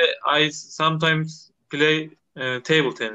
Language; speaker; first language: English; non-native, learner; Turkish